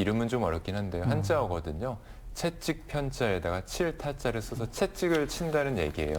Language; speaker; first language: Korean; native; Korean